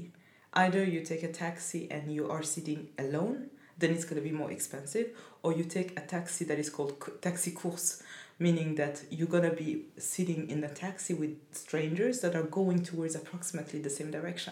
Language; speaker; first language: English; non-native, fluent; Rundi